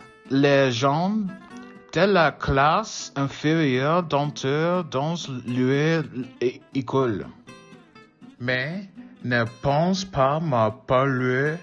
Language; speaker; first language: French; non-native, learner; English